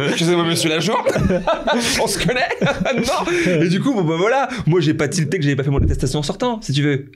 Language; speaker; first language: French; native; French